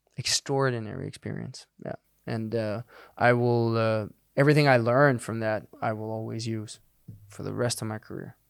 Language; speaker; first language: English; non-native, fluent; Danish